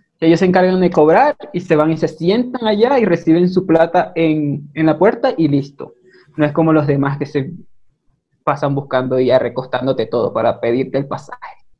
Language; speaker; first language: Spanish; native; Spanish